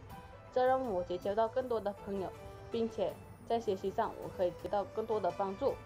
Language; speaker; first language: Chinese; non-native, local second language; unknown